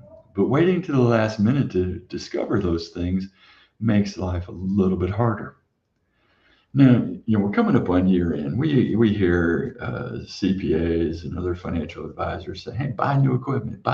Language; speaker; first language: English; native; English